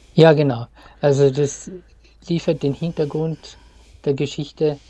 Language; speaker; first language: German; native; German